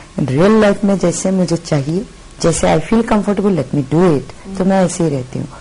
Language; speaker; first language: Hindi; non-native, local second language; Bangla